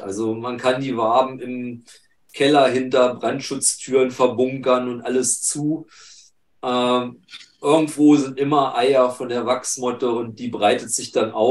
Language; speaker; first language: German; native; German